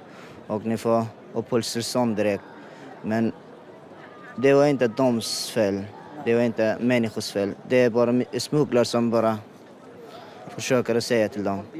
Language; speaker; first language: Swedish; non-native, learner; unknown